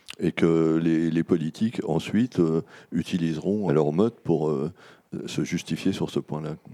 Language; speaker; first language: French; native; French